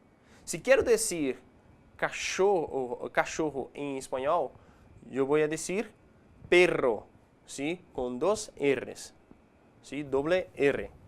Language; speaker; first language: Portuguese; non-native, fluent; Spanish